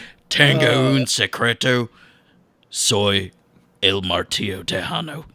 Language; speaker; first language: Spanish; non-native, learner; English